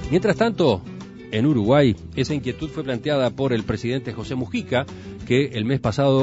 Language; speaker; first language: Spanish; native; Spanish